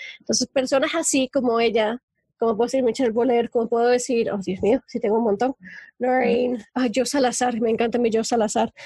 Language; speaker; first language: Spanish; native; Spanish